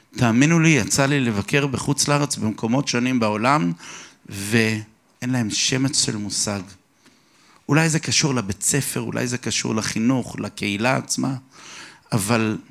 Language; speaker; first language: Hebrew; early bilingual, other home language; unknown